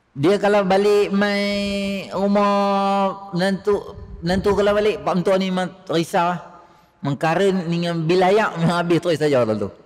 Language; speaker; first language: Malay; native; Malay